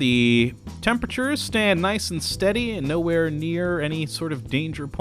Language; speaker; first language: English; native; English